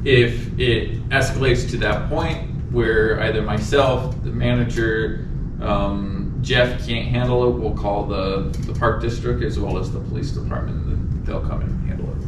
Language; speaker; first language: English; native; English